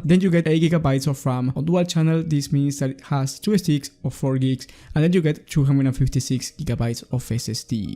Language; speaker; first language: English; non-native, fluent; Spanish